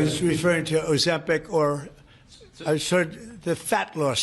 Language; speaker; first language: English; native; English